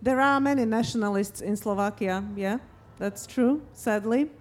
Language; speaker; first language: English; non-native, fluent; Slovak